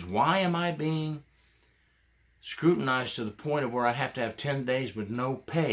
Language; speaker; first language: English; native; English